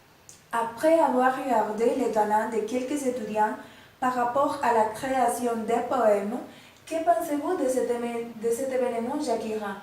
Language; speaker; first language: French; non-native, learner; Spanish